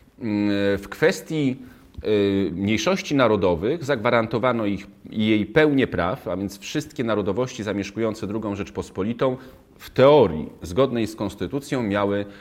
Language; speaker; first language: Polish; native; Polish